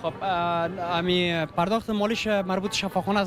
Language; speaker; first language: Persian; native; Persian